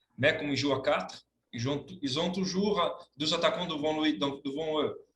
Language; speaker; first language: French; non-native, fluent; Portuguese